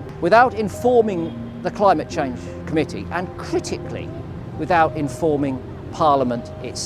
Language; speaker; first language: English; native; English